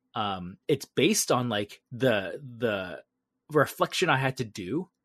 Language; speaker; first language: English; early bilingual, other home language; Vietnamese